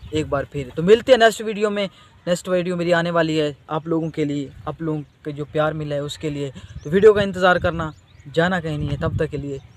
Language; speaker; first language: Urdu; non-native, local second language; Saraiki